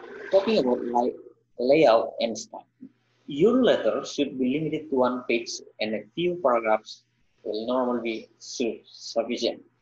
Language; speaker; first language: English; non-native, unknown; Indonesian